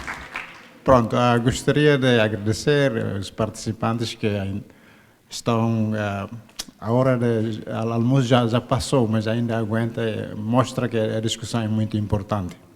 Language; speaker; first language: Portuguese; non-native, local second language; Tetum